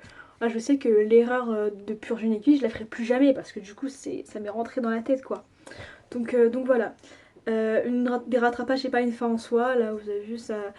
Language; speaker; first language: French; native; French